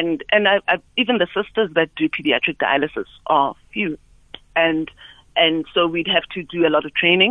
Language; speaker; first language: English; non-native, local second language; Southern Sotho